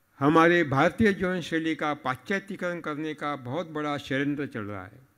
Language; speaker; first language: Hindi; non-native, local second language; Marathi